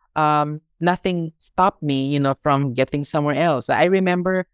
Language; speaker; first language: English; non-native, local second language; Filipino